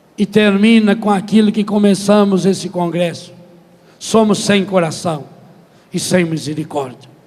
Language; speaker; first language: Portuguese; native; Portuguese